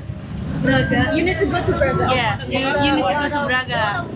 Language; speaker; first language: English; non-native, learner; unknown